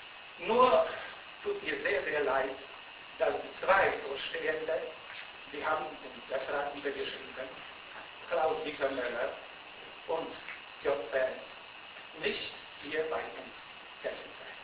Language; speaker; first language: German; non-native, learner; Polish